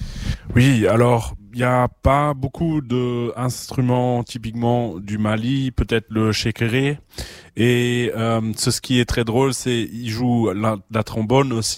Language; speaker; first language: French; non-native, fluent; German